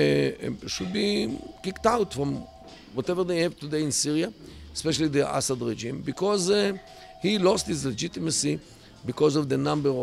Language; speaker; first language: English; non-native, fluent; Hebrew